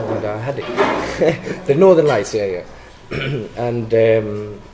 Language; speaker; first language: English; non-native, fluent; Swedish